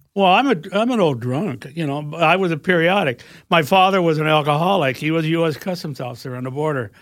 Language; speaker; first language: English; native; English